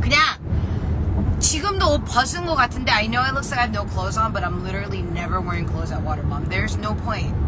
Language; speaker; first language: English; early bilingual, other home language; Korean